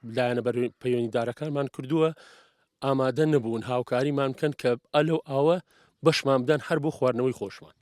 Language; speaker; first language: Central Kurdish; native; Central Kurdish